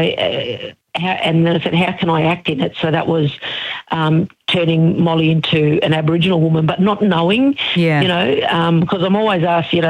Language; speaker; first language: English; native; English